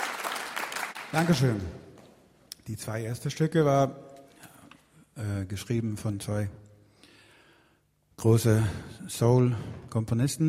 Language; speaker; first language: German; non-native, learner; Swedish